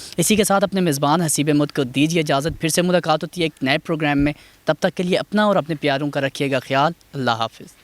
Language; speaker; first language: Urdu; native; Urdu